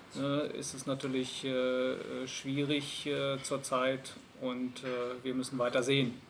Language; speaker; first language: German; native; German